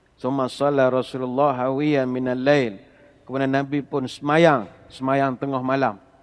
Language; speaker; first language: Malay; native; Malay